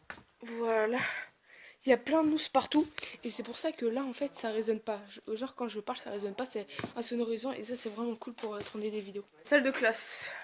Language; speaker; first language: French; native; French